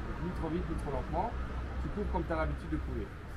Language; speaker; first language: French; native; French